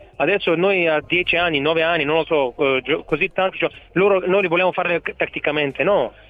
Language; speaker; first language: Italian; non-native, fluent; Bulgarian